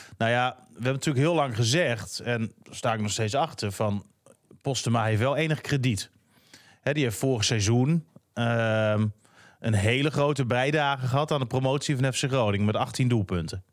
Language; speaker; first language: Dutch; native; Dutch